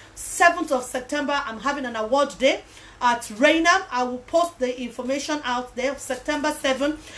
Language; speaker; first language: English; non-native, local second language; Yoruba